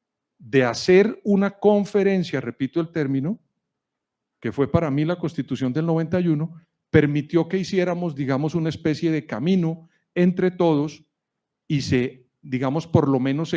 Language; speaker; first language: Spanish; native; Spanish